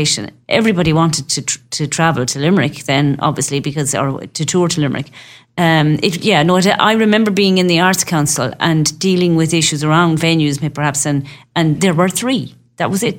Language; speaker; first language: English; native; English